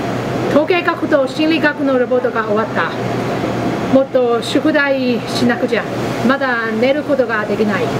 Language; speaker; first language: Japanese; non-native, learner; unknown